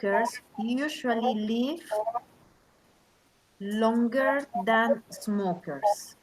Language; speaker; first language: English; non-native, learner; Spanish